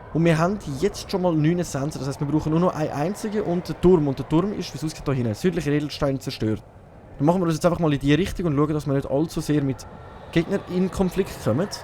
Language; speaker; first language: German; native; German